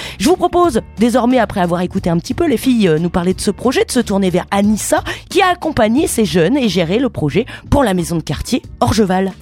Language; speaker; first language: French; native; French